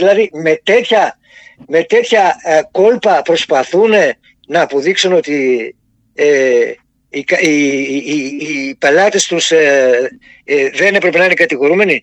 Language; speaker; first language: Greek; native; Greek